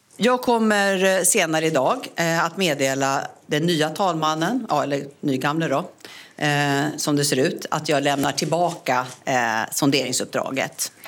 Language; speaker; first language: Swedish; native; Swedish